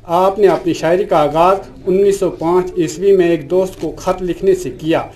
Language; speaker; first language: Urdu; non-native, local second language; Kashmiri